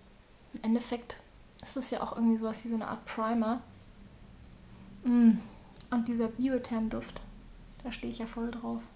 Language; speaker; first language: German; native; German